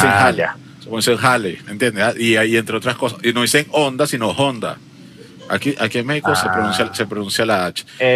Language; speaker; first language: Spanish; native; Spanish